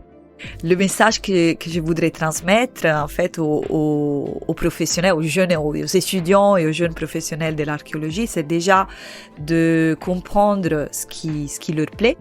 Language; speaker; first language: French; native; French